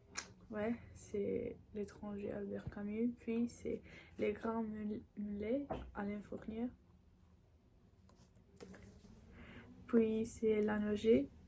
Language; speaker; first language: French; non-native, learner; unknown